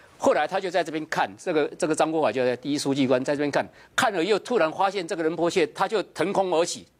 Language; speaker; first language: Chinese; native; Chinese